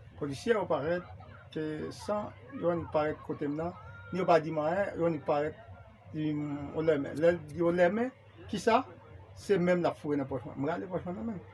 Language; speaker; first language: Haitian Creole; native; Haitian Creole